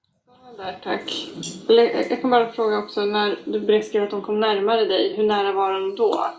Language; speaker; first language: Swedish; native; Swedish